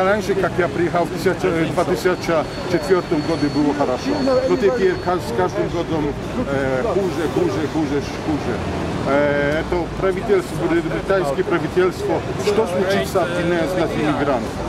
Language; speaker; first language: Russian; non-native, learner; Polish